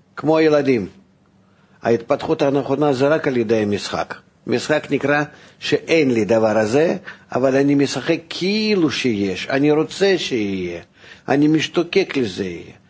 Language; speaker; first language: Hebrew; non-native, fluent; Russian